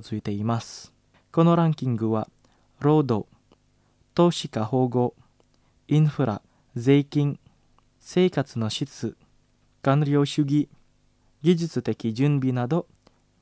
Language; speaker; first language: Japanese; non-native, fluent; Indonesian